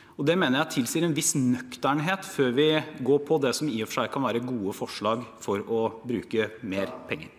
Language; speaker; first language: Norwegian; native; Norwegian